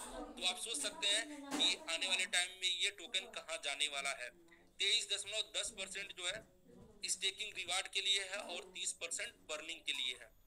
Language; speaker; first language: Hindi; native; Hindi